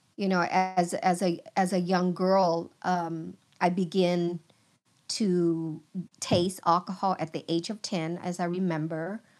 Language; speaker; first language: English; early bilingual, other home language; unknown